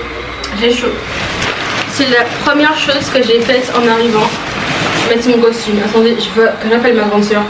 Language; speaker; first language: French; native; French